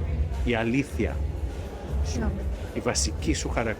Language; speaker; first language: Greek; early bilingual, heritage; Greek